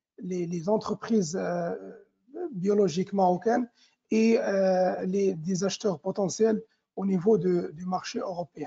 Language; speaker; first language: French; non-native, local second language; Arabic